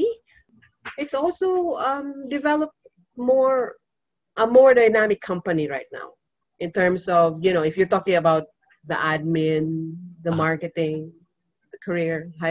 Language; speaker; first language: English; non-native, local second language; Cebuano